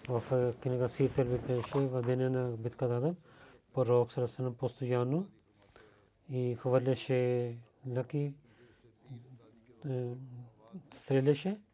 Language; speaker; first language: Bulgarian; non-native, learner; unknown